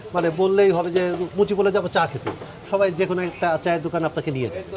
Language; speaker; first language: Bangla; native; Bangla